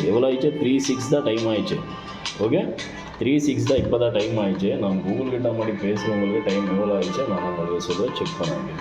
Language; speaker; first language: Tamil; non-native, learner; Kannada